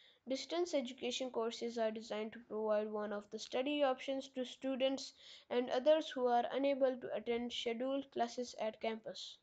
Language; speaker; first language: English; non-native, local second language; Urdu